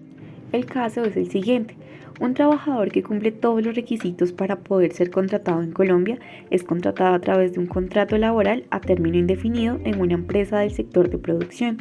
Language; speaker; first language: Spanish; native; Spanish